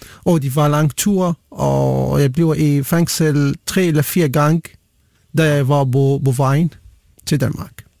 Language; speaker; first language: Danish; non-native, learner; Arabic